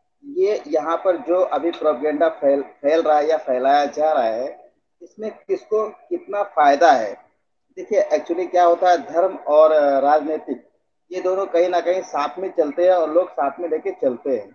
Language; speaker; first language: Hindi; native; Hindi